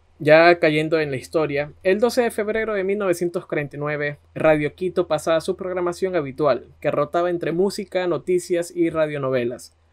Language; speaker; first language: Spanish; native; Spanish